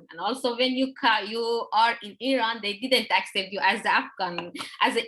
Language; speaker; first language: English; non-native, learner; Persian